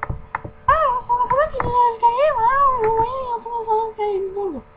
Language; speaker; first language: French; native; French